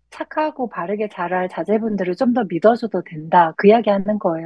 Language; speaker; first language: Korean; native; Korean